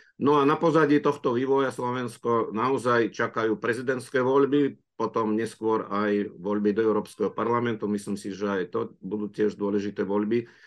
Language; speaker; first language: Slovak; non-native, fluent; Russian